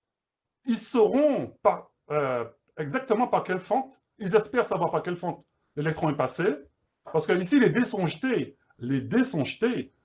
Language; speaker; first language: French; native; French